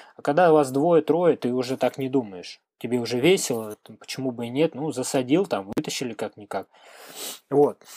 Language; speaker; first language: Russian; native; Russian